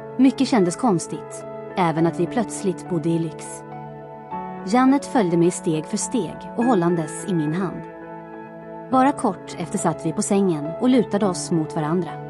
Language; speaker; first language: Swedish; non-native, fluent; Croatian